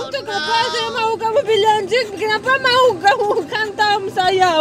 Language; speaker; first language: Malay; non-native, learner; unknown